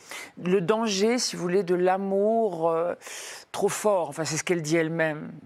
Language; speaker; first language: French; native; French